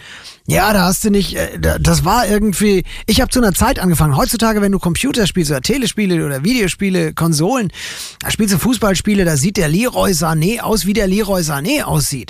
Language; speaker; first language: German; native; German